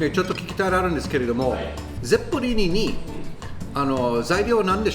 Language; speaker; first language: Japanese; non-native, learner; English